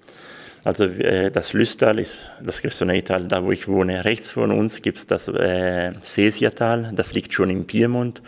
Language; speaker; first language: German; non-native, local second language; Swiss German